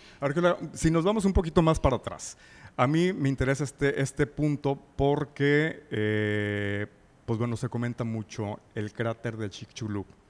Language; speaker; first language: Spanish; native; Spanish